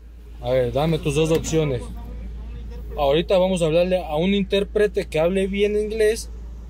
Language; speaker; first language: Spanish; native; Spanish